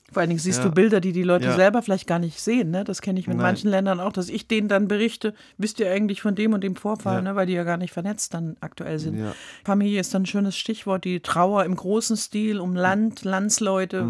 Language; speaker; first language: German; native; German